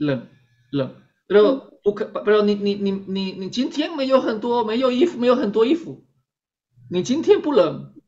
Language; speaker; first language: Chinese; non-native, fluent; Spanish